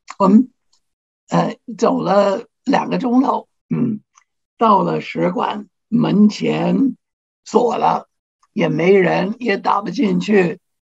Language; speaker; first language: Chinese; non-native, fluent; English